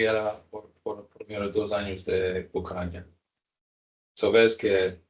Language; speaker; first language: Spanish; non-native, learner; English